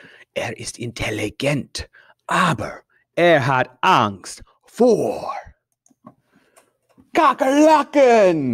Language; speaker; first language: German; non-native, fluent; English